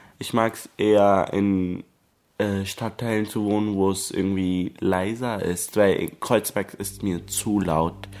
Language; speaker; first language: German; early bilingual, other home language; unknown